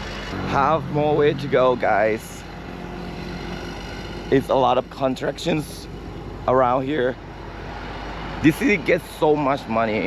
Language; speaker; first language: English; non-native, fluent; Japanese